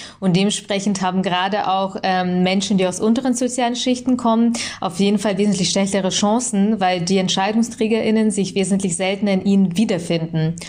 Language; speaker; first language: German; early bilingual, other home language; Russian